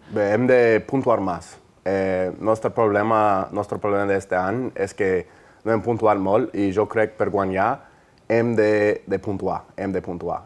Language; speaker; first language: Catalan; non-native, learner; English